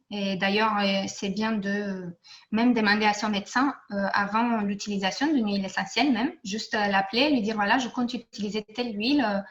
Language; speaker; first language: French; non-native, fluent; Romanian